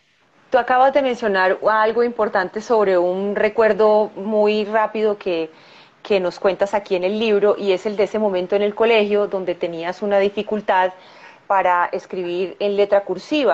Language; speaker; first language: Spanish; native; Spanish